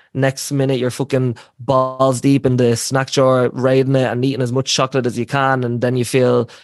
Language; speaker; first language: English; native; English